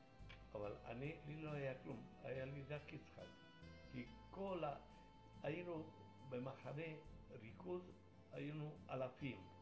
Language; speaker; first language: Hebrew; non-native, fluent; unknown